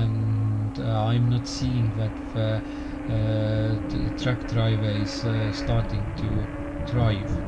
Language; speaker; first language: English; non-native, learner; Estonian